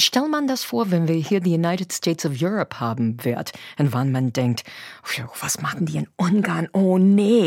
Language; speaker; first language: German; non-native, fluent; English